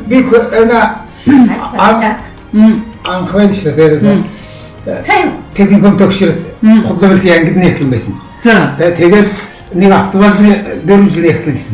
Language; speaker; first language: Mongolian; non-native, local second language; Kazakh